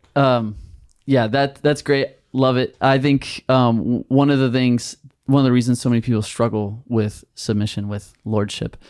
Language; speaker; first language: English; native; English